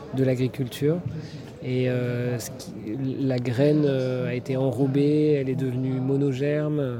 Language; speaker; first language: French; native; French